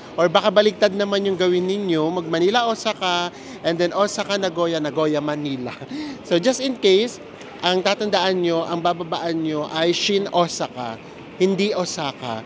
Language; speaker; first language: Filipino; native; Filipino